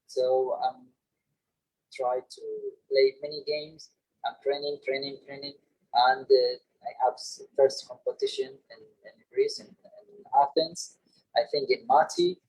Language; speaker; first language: English; non-native, learner; Arabic